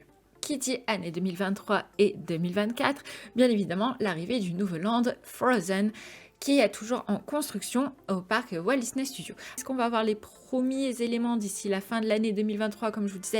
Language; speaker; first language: French; native; French